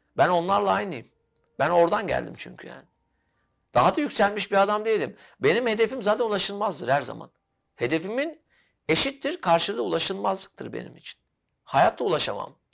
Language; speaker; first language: Turkish; native; Turkish